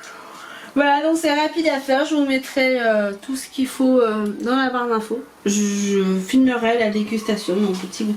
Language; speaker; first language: French; native; French